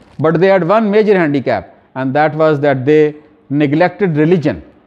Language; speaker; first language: English; non-native, local second language; Urdu